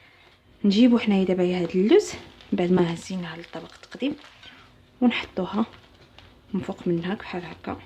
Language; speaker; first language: Arabic; native; Arabic